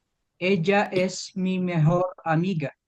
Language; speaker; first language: Spanish; non-native, learner; Filipino